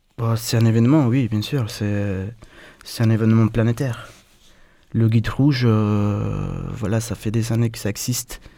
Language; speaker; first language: French; non-native, fluent; Spanish